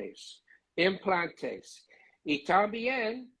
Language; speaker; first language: Spanish; non-native, learner; English